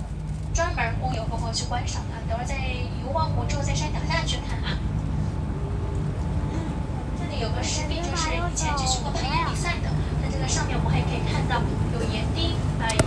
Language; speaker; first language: Chinese; native; Chinese